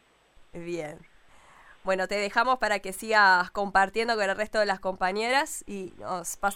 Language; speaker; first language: Spanish; native; Spanish